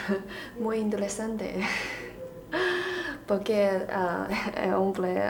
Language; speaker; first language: Spanish; non-native, learner; Chinese